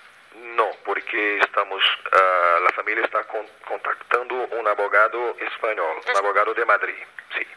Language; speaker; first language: Spanish; non-native, fluent; Portuguese